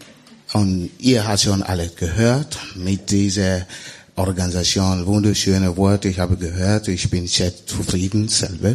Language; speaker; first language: German; non-native, learner; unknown